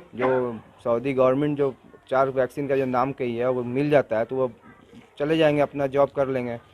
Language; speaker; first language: Hindi; native; Hindi